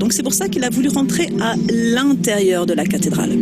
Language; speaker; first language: French; native; French